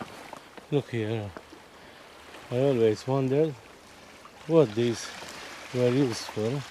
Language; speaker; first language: English; non-native, local second language; Maltese